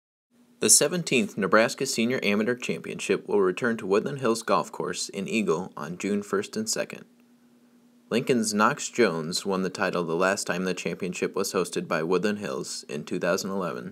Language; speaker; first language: English; native; English